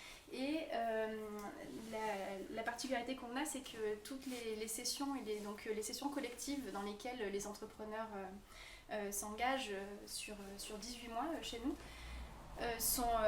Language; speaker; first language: French; native; French